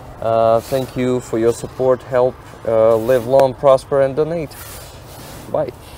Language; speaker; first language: English; non-native, fluent; Ukrainian